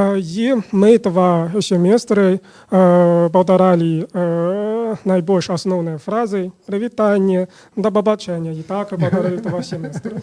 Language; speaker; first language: Ukrainian; non-native, fluent; Chinese